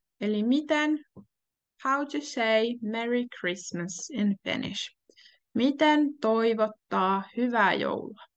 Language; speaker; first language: Finnish; native; Finnish